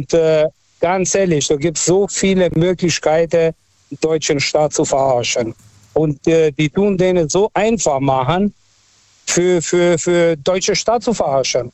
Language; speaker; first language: German; non-native, fluent; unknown